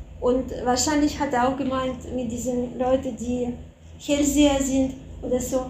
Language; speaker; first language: German; non-native, fluent; Russian